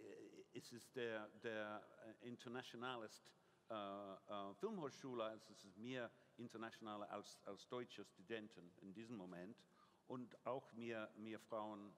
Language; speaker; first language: German; non-native, learner; English